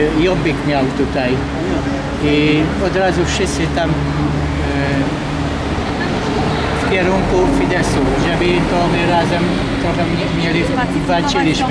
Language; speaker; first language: Polish; non-native, learner; Hungarian